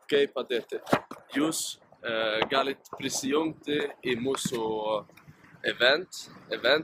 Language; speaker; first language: Lithuanian; non-native, learner; Swedish